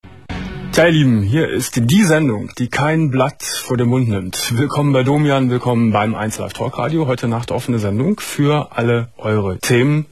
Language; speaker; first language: German; native; German